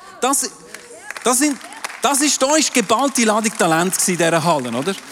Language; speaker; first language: German; non-native, local second language; French